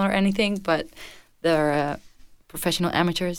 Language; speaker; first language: English; non-native, fluent; Dutch